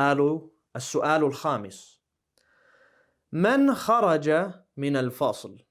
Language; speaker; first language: Arabic; non-native, fluent; English